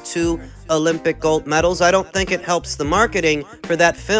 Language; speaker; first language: English; native; English